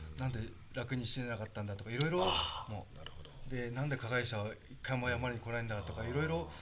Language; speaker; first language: Japanese; native; Japanese